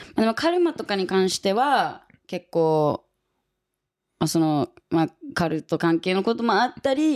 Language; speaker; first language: Japanese; early bilingual, other home language; English